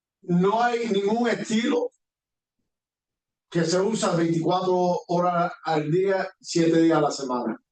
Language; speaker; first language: Spanish; early bilingual, heritage; Spanish